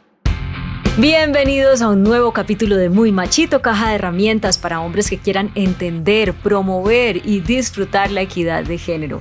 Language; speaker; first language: Spanish; native; Spanish